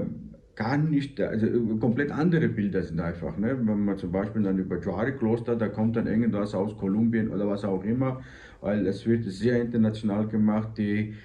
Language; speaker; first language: German; non-native, fluent; Georgian